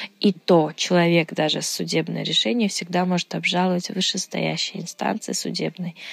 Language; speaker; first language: Russian; non-native, local second language; Uzbek